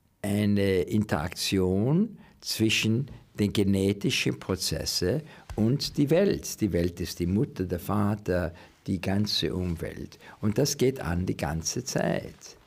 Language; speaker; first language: German; non-native, learner; English